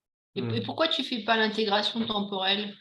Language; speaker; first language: French; native; French